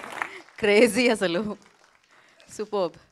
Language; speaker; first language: Telugu; native; Telugu